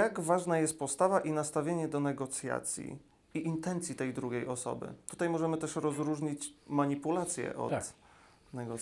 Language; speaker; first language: Polish; native; Polish